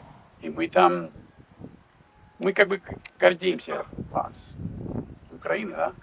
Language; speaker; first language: Russian; non-native, fluent; Spanish